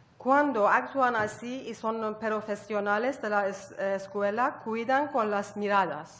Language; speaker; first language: Spanish; non-native, learner; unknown